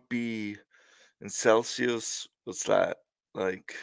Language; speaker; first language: English; non-native, fluent; German